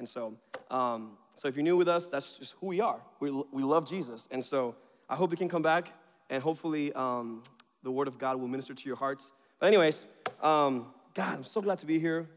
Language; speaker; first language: English; early bilingual, other home language; Spanish